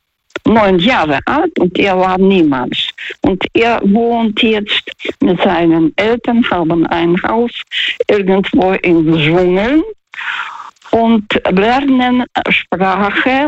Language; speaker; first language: German; non-native, learner; Russian